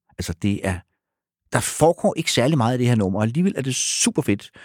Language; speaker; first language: Danish; native; Danish